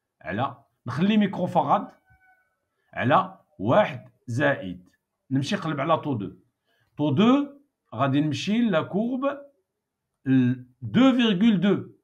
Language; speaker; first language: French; non-native, local second language; Arabic